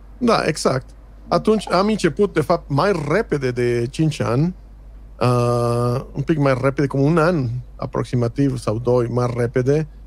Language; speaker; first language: Romanian; non-native, fluent; Spanish